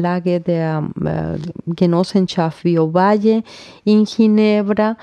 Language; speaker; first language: German; non-native, fluent; Spanish